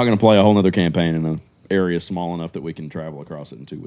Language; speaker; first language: English; native; English